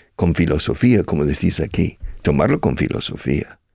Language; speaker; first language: Spanish; non-native, fluent; English